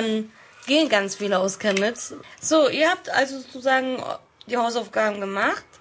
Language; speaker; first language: German; early bilingual, other home language; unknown